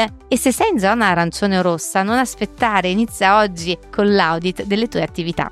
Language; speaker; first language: Italian; native; Italian